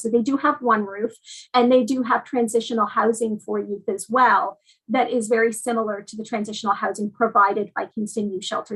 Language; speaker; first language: English; native; English